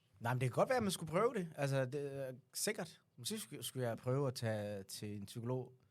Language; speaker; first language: Danish; early bilingual, other home language; Somali